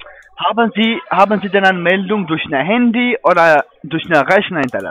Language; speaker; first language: German; non-native, fluent; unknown